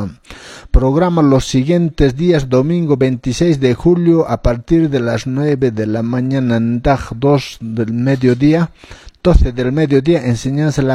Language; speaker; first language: Spanish; non-native, local second language; Quechua